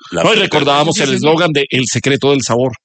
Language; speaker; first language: Spanish; native; Spanish